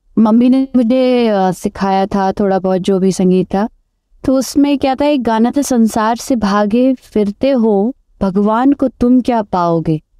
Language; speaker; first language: Hindi; native; Hindi